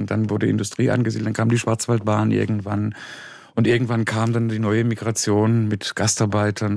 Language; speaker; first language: German; native; German